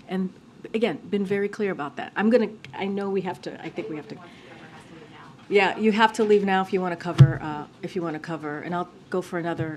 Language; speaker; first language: English; native; English